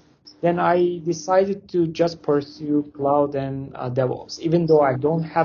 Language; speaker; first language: English; non-native, fluent; Turkish